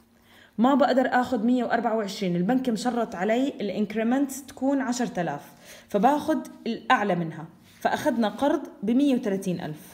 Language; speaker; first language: Arabic; native; Arabic